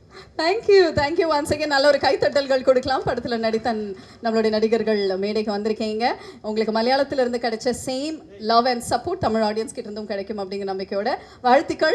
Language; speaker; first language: Tamil; native; Tamil